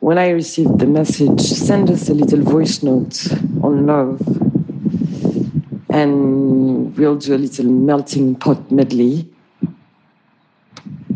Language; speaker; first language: English; native; English